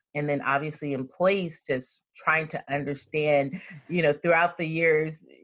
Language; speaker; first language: English; native; English